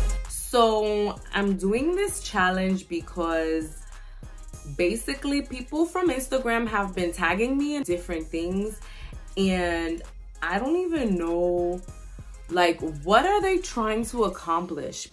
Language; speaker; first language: English; native; English